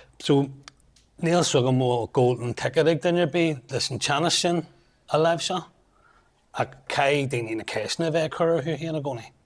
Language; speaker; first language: Irish; non-native, local second language; English